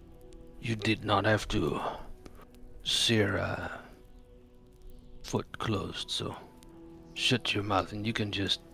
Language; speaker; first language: English; non-native, fluent; French